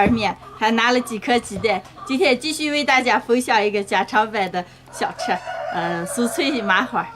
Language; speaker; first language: Chinese; native; Chinese